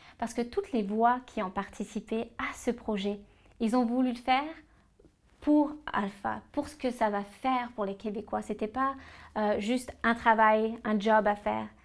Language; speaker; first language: French; native; French